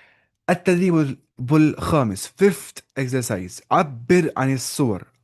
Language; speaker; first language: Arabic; non-native, fluent; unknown